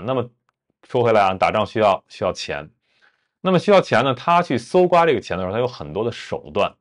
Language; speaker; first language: Chinese; native; Chinese